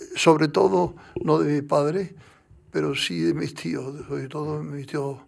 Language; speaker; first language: Spanish; native; Spanish